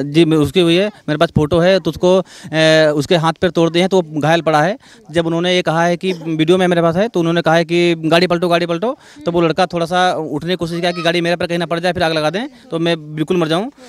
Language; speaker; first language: Hindi; native; Hindi